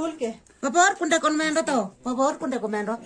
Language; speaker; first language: Spanish; non-native, local second language; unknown